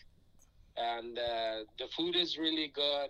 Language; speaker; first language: English; non-native, fluent; Persian